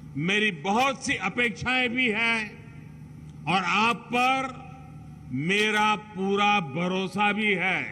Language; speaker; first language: Hindi; non-native, local second language; Gujarati